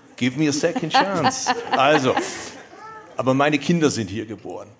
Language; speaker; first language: German; native; German